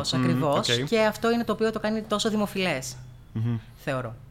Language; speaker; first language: Greek; native; Greek